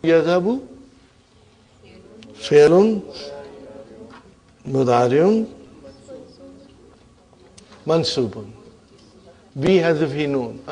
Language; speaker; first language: Arabic; non-native, fluent; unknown